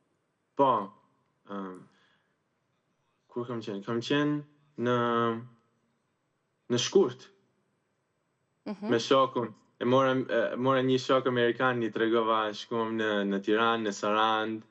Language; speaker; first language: Albanian; early bilingual, heritage; Albanian